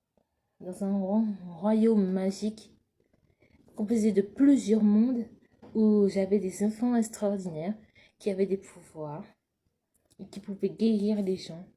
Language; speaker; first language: French; native; French